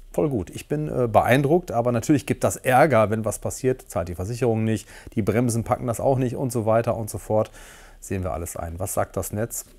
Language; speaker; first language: German; native; German